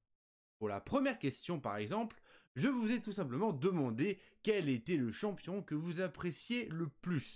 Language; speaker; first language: French; native; French